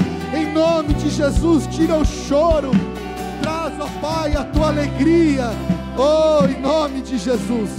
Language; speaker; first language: Portuguese; native; Portuguese